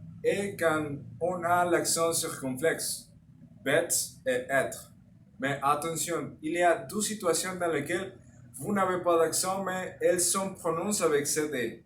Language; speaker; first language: French; non-native, learner; Spanish